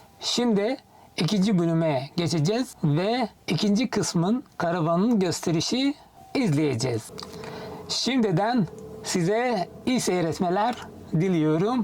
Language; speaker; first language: Turkish; non-native, fluent; Arabic